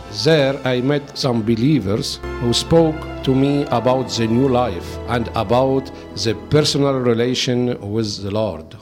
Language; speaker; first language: English; non-native, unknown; Arabic